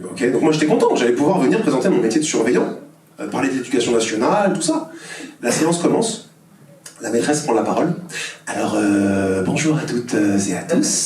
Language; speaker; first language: French; native; French